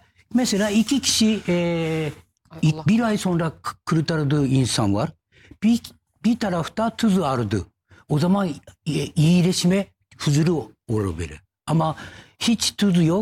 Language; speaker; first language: Turkish; non-native, learner; Japanese